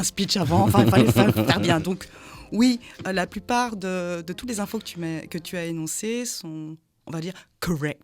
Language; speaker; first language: French; early bilingual, other home language; Khmer